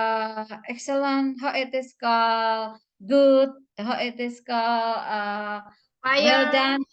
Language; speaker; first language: English; non-native, fluent; Indonesian